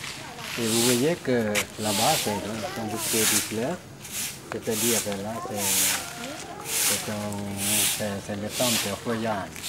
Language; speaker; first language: French; non-native, fluent; Lao